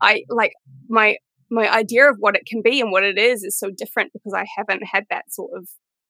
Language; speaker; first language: English; native; English